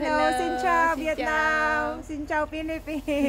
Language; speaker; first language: Vietnamese; non-native, learner; Filipino